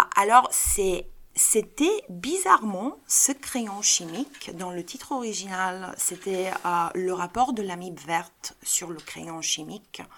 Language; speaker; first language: French; non-native, fluent; Bulgarian